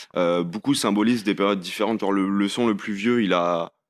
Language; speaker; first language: French; native; French